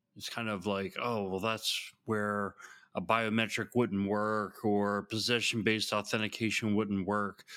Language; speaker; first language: English; native; English